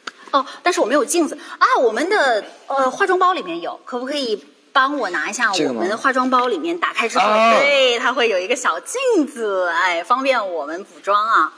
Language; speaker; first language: Chinese; native; Chinese